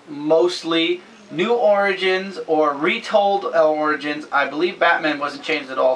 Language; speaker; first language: English; native; English